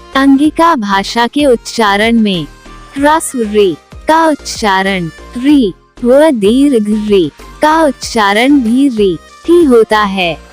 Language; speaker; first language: Hindi; non-native, local second language; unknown